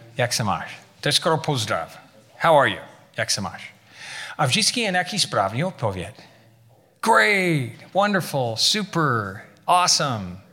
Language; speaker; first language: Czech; non-native, fluent; English